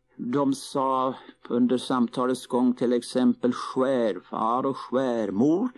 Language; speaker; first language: Swedish; native; Swedish